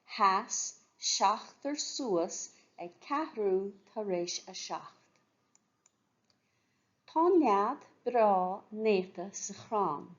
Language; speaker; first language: Irish; non-native, local second language; English